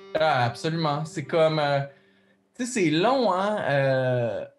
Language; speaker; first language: French; native; French